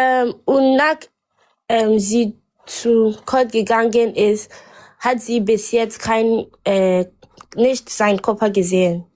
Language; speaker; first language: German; non-native, learner; Akan